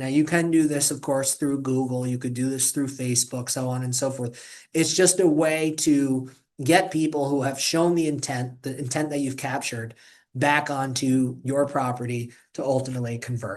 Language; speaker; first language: English; native; English